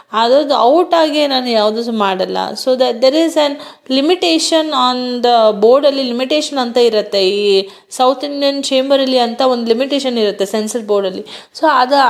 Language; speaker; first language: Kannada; non-native, fluent; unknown